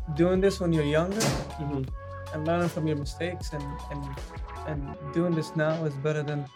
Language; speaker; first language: English; non-native, fluent; Arabic